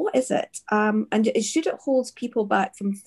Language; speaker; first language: English; native; English